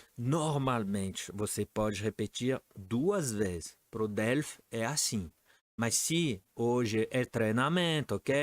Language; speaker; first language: Portuguese; non-native, fluent; French